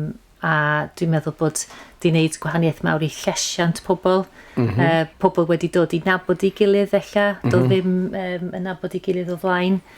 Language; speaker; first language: Welsh; native; Welsh